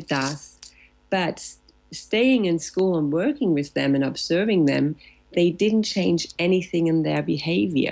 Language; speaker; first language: English; non-native, fluent; German